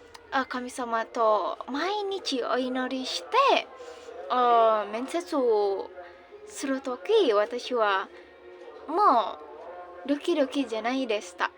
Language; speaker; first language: Japanese; non-native, learner; Indonesian